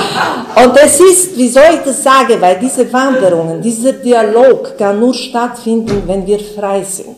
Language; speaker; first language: German; non-native, fluent; Bulgarian